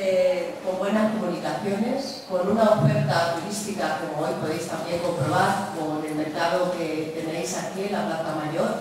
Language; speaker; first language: Spanish; native; Spanish